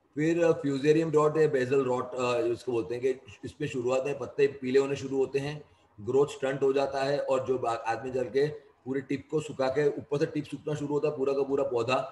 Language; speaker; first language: Hindi; non-native, local second language; Gujarati